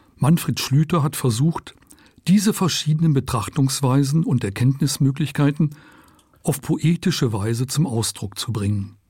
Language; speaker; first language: German; non-native, local second language; Luxembourgish